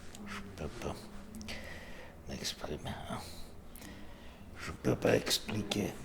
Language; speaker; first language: French; non-native, learner; Armenian